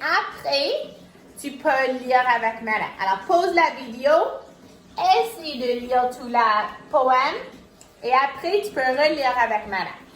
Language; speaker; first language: French; non-native, local second language; English